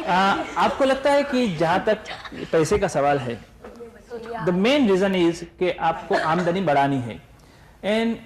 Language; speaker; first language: Hindi; native; Hindi